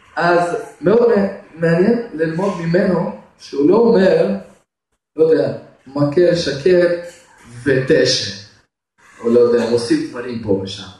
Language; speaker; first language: Hebrew; non-native, fluent; Russian